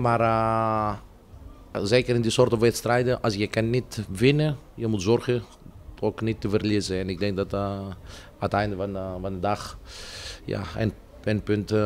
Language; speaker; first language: Dutch; non-native, fluent; Greek